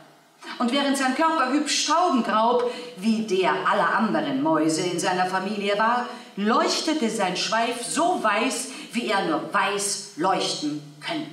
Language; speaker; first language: German; native; German